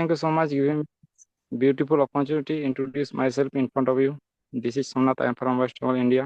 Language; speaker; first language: English; non-native, learner; Santali